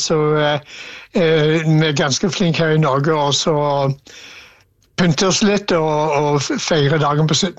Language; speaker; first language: Norwegian; non-native, fluent; English